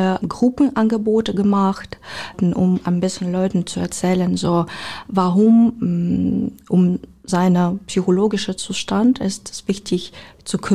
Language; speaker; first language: German; non-native, learner; Ukrainian